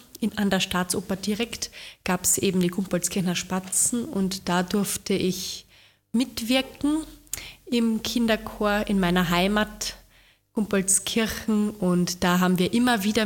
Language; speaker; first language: German; native; German